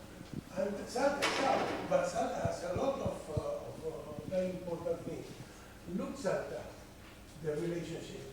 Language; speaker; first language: English; non-native, fluent; Spanish